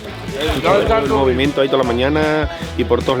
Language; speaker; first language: Spanish; native; Spanish